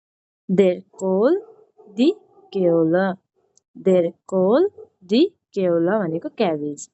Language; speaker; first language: German; non-native, learner; Nepali